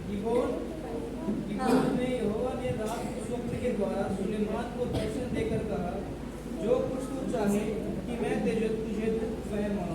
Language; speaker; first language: Hindi; native; Hindi